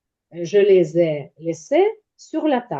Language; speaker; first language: French; non-native, fluent; Ukrainian